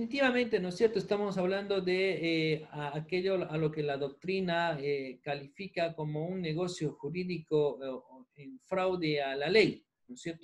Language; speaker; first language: Spanish; native; Spanish